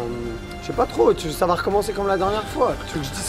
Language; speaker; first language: French; native; French